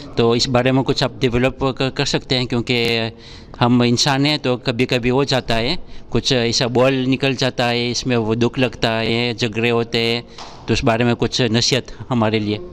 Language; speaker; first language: Urdu; non-native, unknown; Gujarati